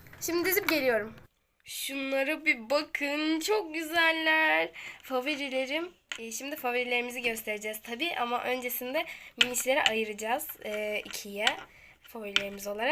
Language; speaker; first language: Turkish; native; Turkish